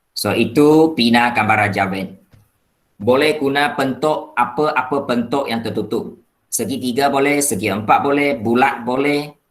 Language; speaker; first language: Malay; non-native, local second language; Chinese